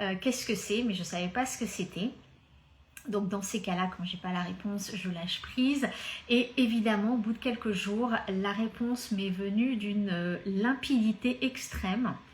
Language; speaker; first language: French; native; French